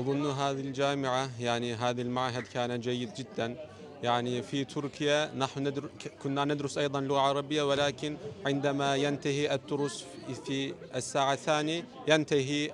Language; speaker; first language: Arabic; non-native, learner; Turkish